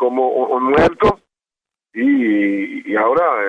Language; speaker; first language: Spanish; non-native, learner; Haitian Creole